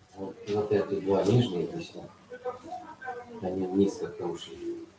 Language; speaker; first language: Russian; native; Russian